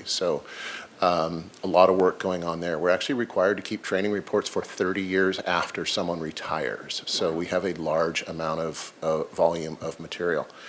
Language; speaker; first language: English; native; English